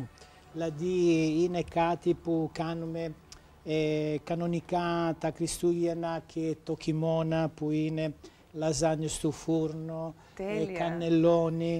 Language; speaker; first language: Greek; non-native, learner; Italian